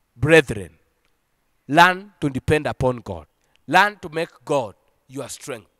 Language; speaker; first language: English; non-native, local second language; Swahili